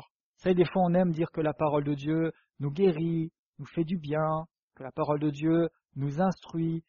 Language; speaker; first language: French; native; French